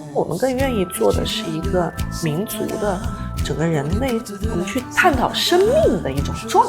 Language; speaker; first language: Chinese; native; Chinese